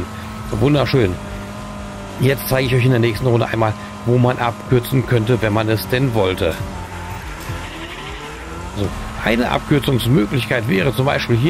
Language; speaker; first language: German; native; German